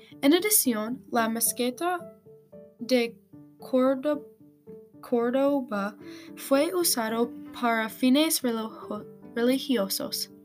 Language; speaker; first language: Spanish; non-native, learner; English